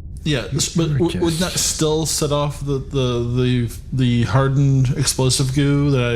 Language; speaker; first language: English; native; English